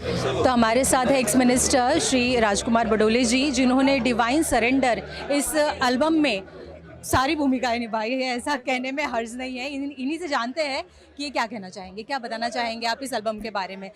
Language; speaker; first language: Hindi; native; Hindi